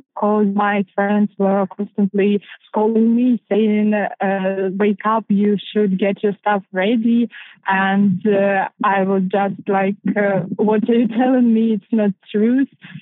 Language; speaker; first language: English; non-native, fluent; Ukrainian